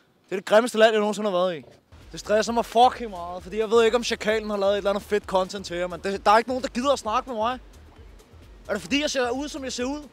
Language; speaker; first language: Danish; native; Danish